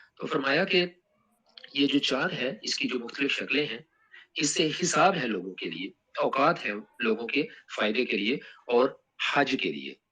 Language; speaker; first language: Urdu; non-native, local second language; Punjabi